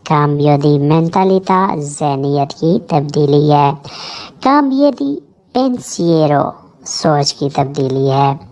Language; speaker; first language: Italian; non-native, fluent; Urdu